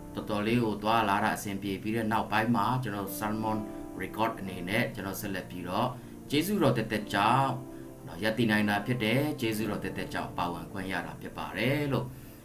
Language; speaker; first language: Burmese; non-native, local second language; Tedim Chin